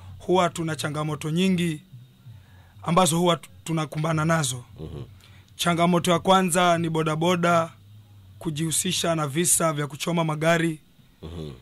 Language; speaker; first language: Swahili; native; Swahili